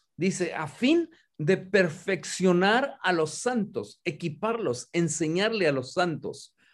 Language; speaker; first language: Spanish; native; Spanish